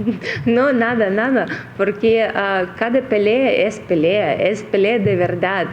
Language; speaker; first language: Spanish; non-native, fluent; Russian